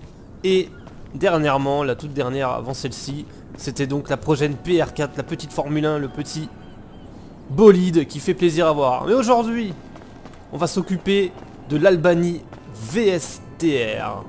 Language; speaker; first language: French; native; French